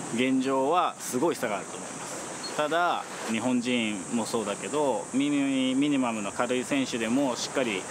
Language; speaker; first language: Japanese; native; Japanese